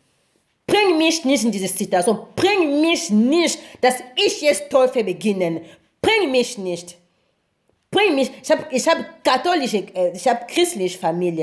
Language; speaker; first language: German; non-native, learner; Lingala